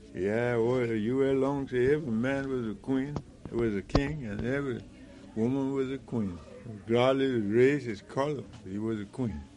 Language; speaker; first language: English; early bilingual, other home language; French